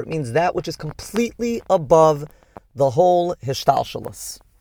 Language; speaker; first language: English; native; English